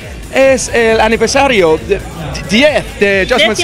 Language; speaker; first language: Spanish; non-native, learner; English